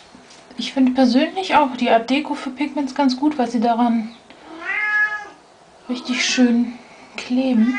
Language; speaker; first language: German; native; German